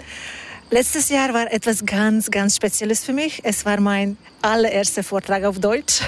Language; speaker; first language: German; non-native, fluent; Hungarian